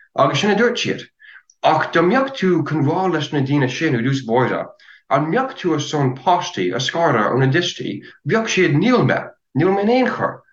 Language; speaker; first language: Irish; non-native, fluent; English